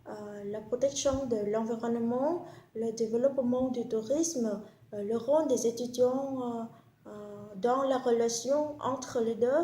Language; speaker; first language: French; non-native, fluent; Vietnamese